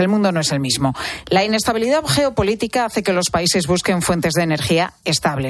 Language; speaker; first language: Spanish; native; Spanish